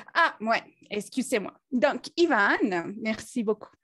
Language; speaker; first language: French; non-native, fluent; Spanish